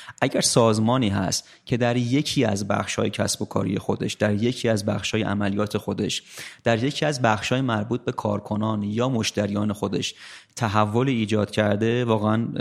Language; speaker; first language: Persian; native; Persian